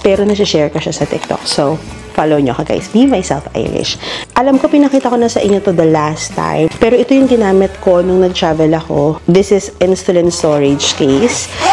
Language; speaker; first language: Filipino; native; Filipino